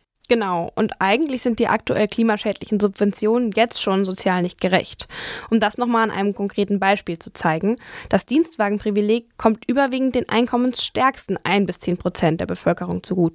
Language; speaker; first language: German; native; German